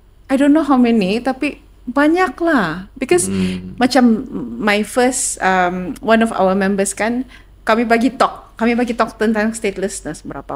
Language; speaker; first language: English; non-native, local second language; Malay